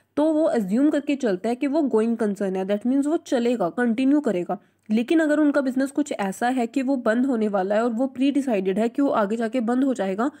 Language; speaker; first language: Hindi; non-native, local second language; Punjabi